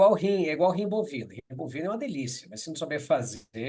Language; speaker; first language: Portuguese; native; Portuguese